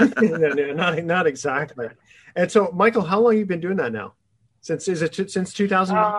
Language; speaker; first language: English; native; English